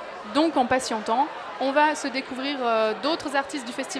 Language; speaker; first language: French; native; French